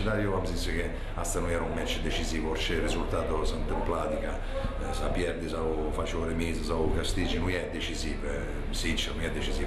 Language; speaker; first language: Romanian; non-native, fluent; Italian